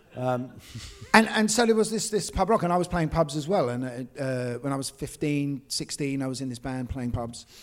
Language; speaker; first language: English; native; English